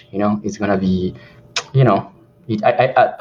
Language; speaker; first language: English; non-native, fluent; Spanish